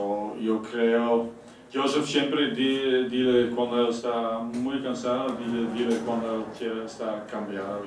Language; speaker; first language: Spanish; non-native, fluent; Dutch